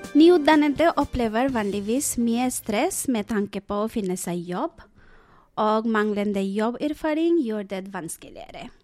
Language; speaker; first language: Norwegian; non-native, fluent; Bangla